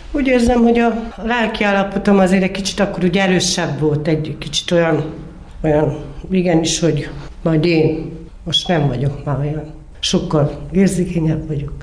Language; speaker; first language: Hungarian; native; Hungarian